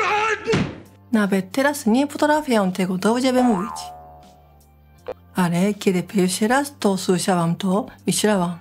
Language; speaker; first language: Polish; non-native, fluent; Japanese